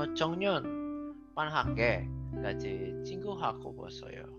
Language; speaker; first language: Korean; non-native, learner; Indonesian